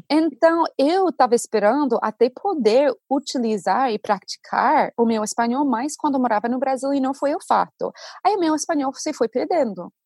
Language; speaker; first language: Portuguese; non-native, fluent; English